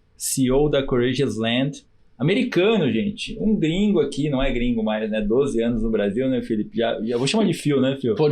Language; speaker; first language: Portuguese; native; Portuguese